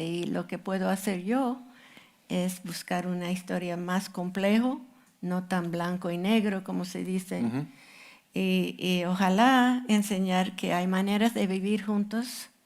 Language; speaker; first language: Spanish; non-native, fluent; English